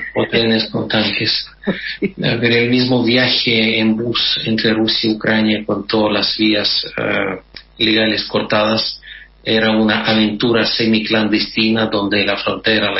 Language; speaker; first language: Spanish; non-native, fluent; Russian